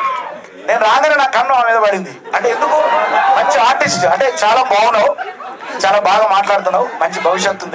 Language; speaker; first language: Telugu; native; Telugu